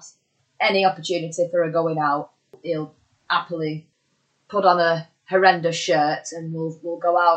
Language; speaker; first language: English; native; English